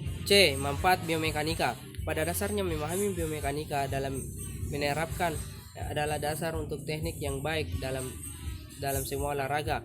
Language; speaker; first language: Indonesian; native; Indonesian